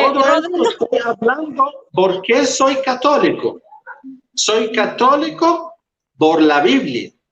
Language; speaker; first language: Spanish; non-native, local second language; Arabic